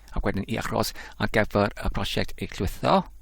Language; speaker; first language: Welsh; non-native, learner; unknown